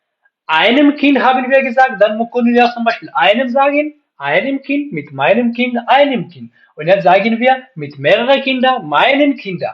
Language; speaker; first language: German; non-native, fluent; Pashto